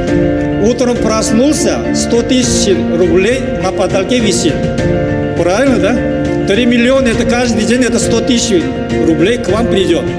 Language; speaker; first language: Russian; non-native, learner; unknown